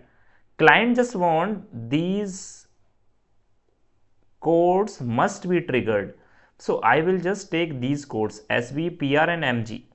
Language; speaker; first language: English; non-native, local second language; Hindi